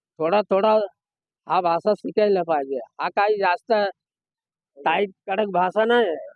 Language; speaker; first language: Marathi; non-native, local second language; Hindi